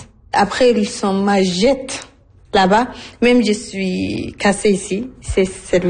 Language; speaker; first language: French; non-native, learner; Arabic